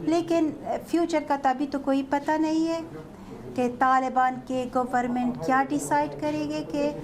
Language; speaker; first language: Hindi; non-native, fluent; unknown